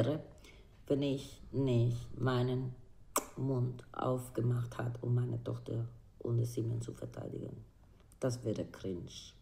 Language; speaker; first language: German; non-native, learner; Spanish